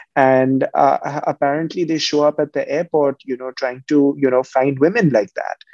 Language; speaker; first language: English; non-native, local second language; Hindi